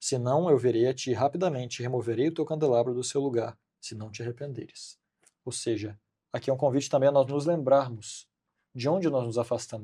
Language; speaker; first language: Portuguese; native; Portuguese